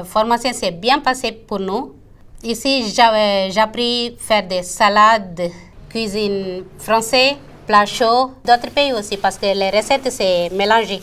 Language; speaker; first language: French; non-native, learner; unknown